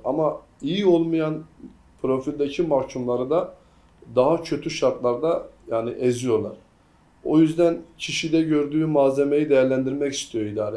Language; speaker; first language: Turkish; native; Turkish